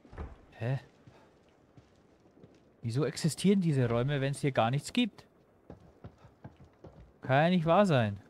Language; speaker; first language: German; native; German